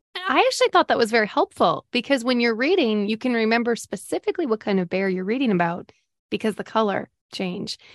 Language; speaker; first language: English; native; English